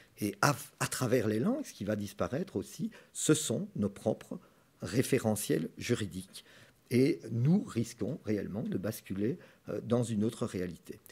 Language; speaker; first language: French; native; French